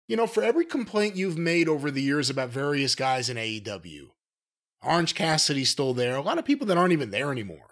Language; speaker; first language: English; native; English